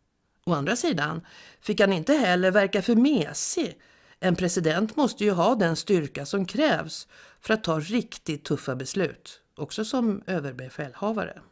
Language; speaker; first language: Swedish; native; Swedish